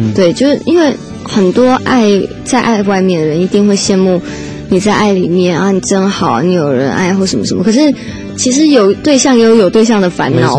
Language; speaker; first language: Chinese; native; Chinese